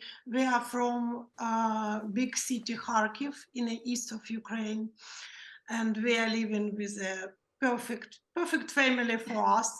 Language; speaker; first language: English; non-native, learner; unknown